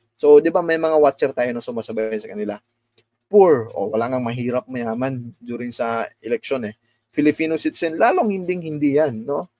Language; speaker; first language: Filipino; non-native, local second language; Cebuano